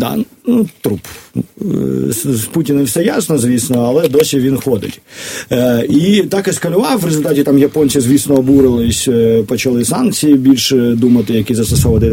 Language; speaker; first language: Ukrainian; native; Ukrainian